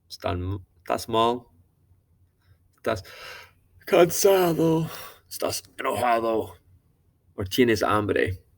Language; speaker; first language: Spanish; non-native, fluent; English